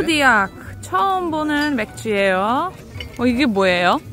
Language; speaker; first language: Korean; non-native, fluent; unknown